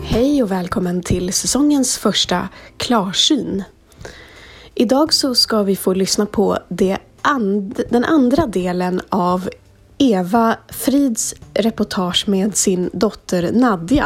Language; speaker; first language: Swedish; native; Swedish